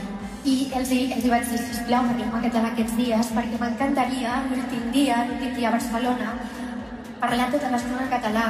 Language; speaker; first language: Catalan; non-native, local second language; Spanish